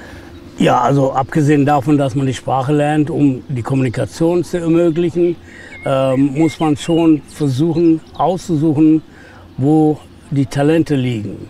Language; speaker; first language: German; non-native, fluent; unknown